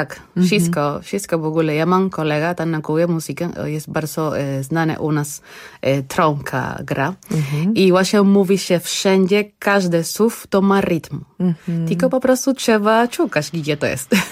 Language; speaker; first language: Polish; non-native, learner; Spanish